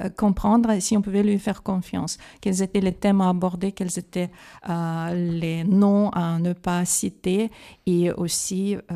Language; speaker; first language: French; non-native, fluent; Russian